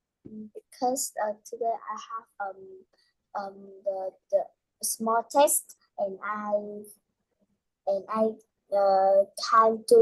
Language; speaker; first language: English; non-native, learner; Vietnamese